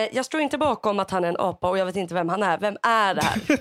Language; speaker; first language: Swedish; native; Swedish